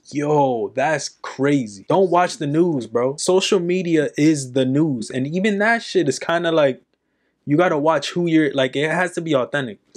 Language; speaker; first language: English; native; English